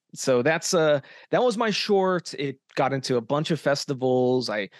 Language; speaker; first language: English; native; English